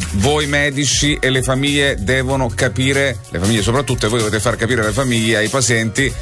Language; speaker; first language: Italian; native; Italian